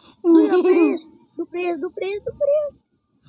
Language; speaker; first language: English; non-native, local second language; Malay